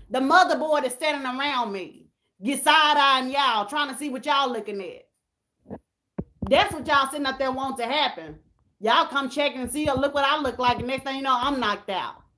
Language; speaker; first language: English; native; English